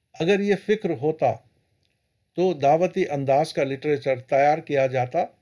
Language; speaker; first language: Urdu; native; Urdu